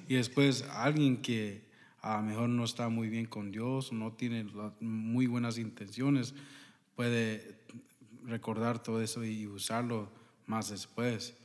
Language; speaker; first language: Spanish; early bilingual, heritage; Spanish